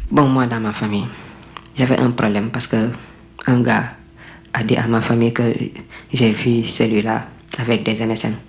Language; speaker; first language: French; non-native, local second language; Wolof